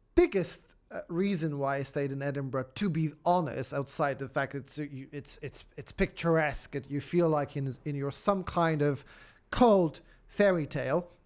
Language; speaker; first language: English; non-native, fluent; Polish